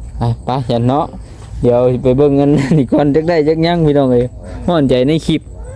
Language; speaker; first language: Thai; native; Thai